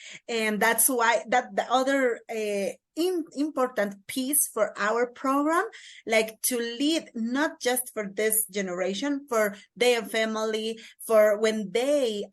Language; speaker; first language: English; non-native, learner; Kaqchikel